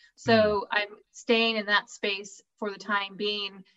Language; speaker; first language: English; native; English